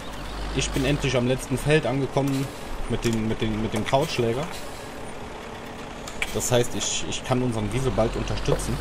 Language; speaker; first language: German; native; German